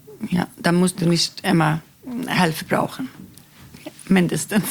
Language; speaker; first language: German; non-native, learner; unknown